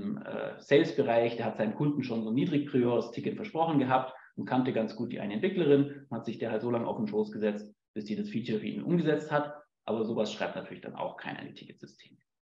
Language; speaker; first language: German; native; German